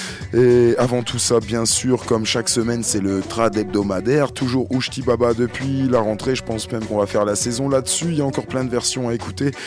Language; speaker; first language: French; native; French